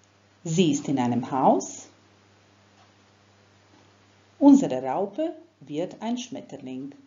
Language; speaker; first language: German; non-native, fluent; Croatian